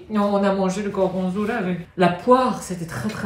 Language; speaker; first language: French; non-native, fluent; Japanese